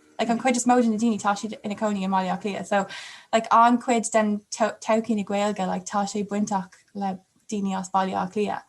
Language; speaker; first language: Irish; non-native, local second language; English